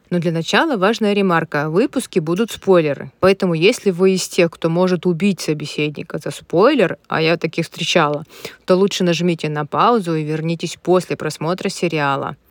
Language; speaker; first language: Russian; native; Russian